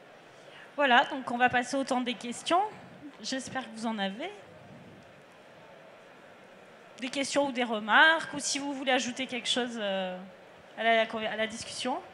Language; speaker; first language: French; native; French